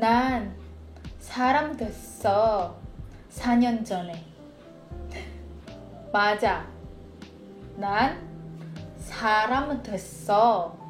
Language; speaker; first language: Korean; non-native, fluent; Indonesian